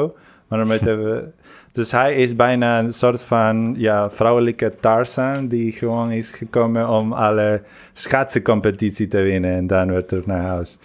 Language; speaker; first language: Dutch; non-native, fluent; Spanish